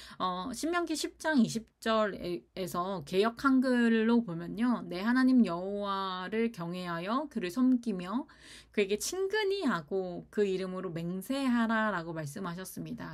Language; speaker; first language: Korean; native; Korean